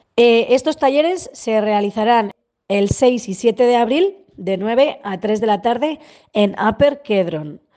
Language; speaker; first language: Spanish; native; Spanish